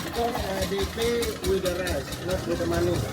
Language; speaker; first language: English; non-native, learner; Indonesian